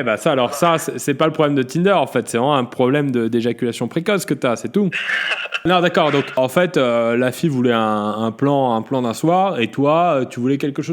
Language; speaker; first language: French; native; French